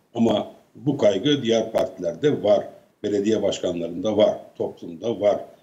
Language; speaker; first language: Turkish; native; Turkish